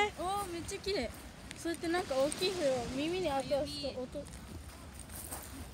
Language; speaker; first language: Japanese; early bilingual, other home language; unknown